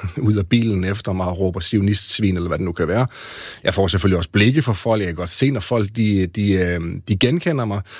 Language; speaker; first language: Danish; early bilingual, other home language; Hebrew